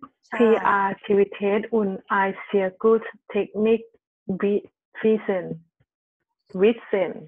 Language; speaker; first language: German; non-native, learner; Thai